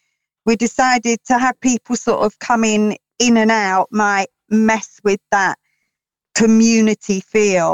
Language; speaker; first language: English; native; English